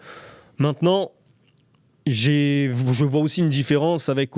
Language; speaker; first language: French; native; French